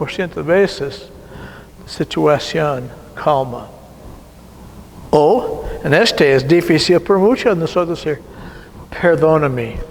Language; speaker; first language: Spanish; non-native, learner; English